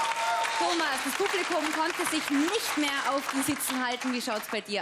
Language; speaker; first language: German; native; German